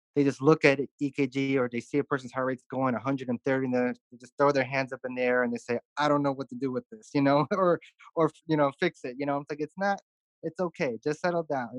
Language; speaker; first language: English; native; English